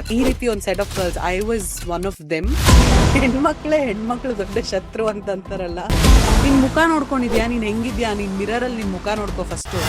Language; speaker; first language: Kannada; native; Kannada